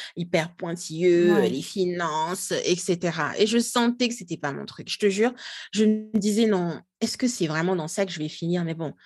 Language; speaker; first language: French; non-native, local second language; Lingala